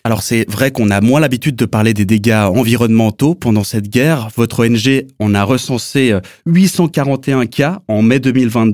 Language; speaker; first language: French; native; French